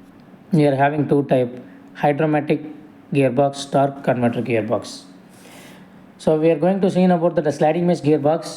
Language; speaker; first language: English; non-native, local second language; Tamil